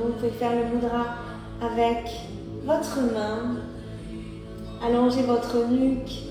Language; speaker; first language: French; native; French